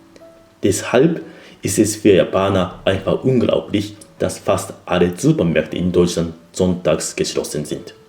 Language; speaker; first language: German; non-native, fluent; Japanese